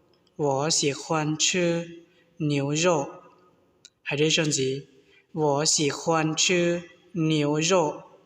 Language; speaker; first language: Chinese; non-native, learner; Hmong